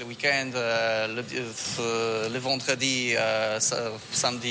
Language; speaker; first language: French; non-native, learner; Polish